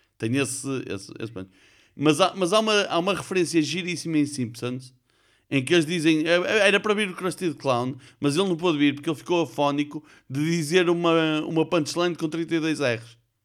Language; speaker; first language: Portuguese; native; Portuguese